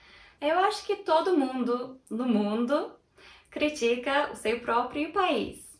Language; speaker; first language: Portuguese; non-native, fluent; Turkish